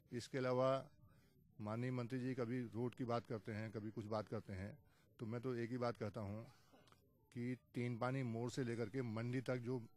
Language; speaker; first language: Hindi; native; Hindi